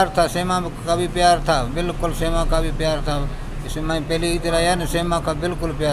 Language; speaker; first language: Hindi; non-native, local second language; Baluchi